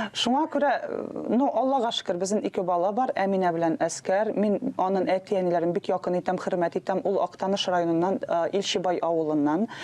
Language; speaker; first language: Tatar; non-native, local second language; Russian